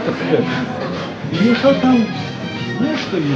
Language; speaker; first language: Russian; non-native, fluent; Armenian